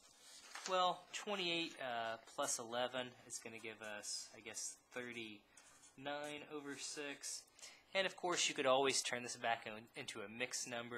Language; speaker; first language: English; native; English